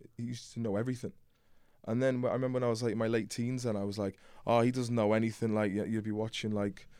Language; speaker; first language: English; native; English